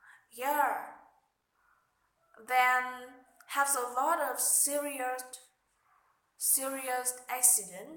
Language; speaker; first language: English; non-native, learner; Vietnamese